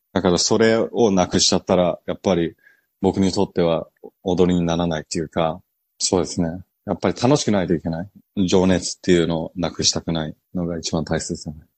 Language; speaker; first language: Japanese; early bilingual, heritage; Japanese